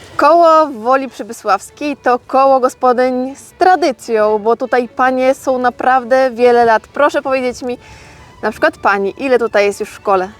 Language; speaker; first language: Polish; native; Polish